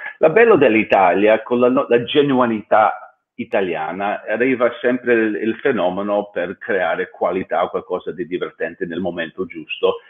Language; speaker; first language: Italian; non-native, fluent; English